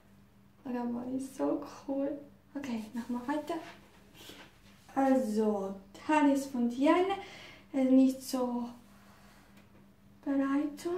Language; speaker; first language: German; non-native, learner; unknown